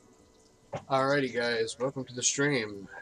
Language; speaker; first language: English; native; English